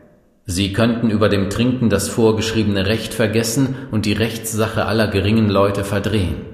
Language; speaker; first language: German; native; German